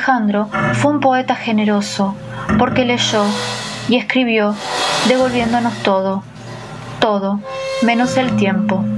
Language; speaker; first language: Spanish; native; Spanish